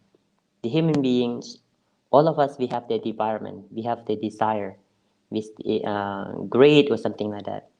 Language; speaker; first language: English; non-native, fluent; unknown